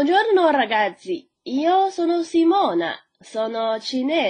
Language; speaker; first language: Italian; non-native, fluent; Chinese